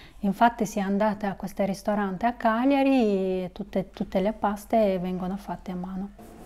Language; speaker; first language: Italian; non-native, fluent; Kyrgyz